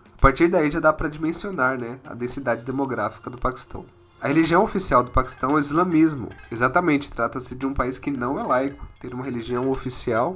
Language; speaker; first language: Portuguese; native; Portuguese